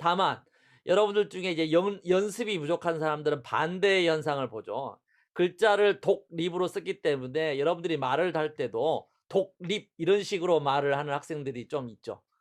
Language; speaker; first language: Korean; native; Korean